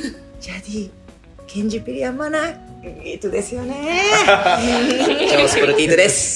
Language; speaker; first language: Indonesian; non-native, learner; Japanese